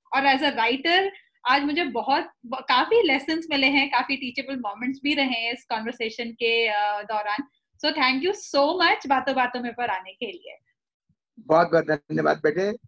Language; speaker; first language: Hindi; native; Hindi